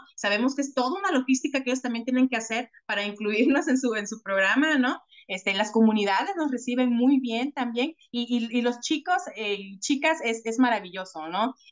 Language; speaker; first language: Spanish; native; Spanish